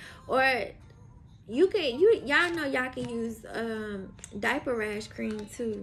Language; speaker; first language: English; native; English